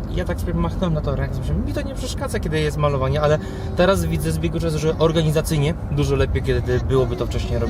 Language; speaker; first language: Polish; native; Polish